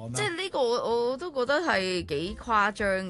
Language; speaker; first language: Cantonese; native; Cantonese